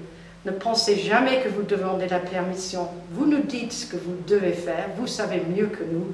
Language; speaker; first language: French; non-native, fluent; English